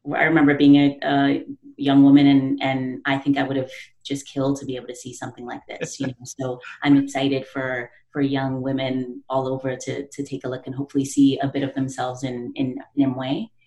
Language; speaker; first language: English; native; English